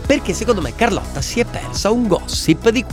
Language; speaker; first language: Italian; native; Italian